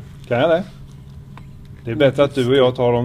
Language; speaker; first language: Swedish; native; Swedish